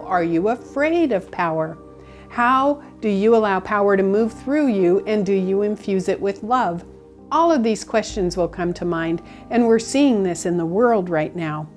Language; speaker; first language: English; native; English